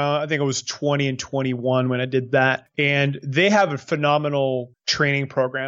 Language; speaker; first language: English; native; English